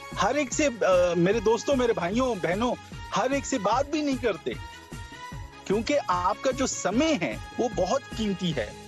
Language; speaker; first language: Urdu; non-native, local second language; Pashto